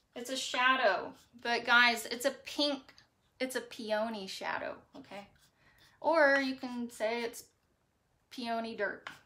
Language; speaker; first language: English; native; English